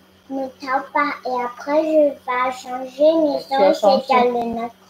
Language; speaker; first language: French; non-native, learner; Thai